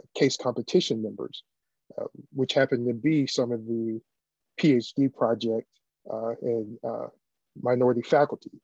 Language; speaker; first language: English; native; English